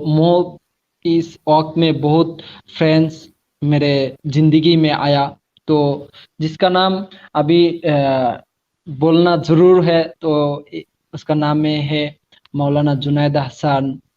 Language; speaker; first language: Hindi; non-native, learner; Bangla